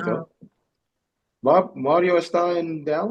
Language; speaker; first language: Spanish; non-native, learner; English